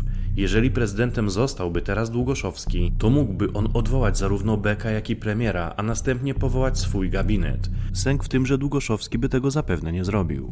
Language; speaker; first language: Polish; native; Polish